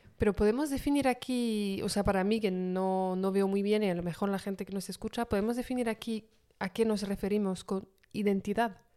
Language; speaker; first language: Spanish; non-native, fluent; French